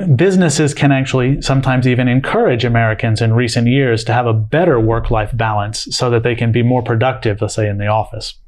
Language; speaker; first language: English; native; English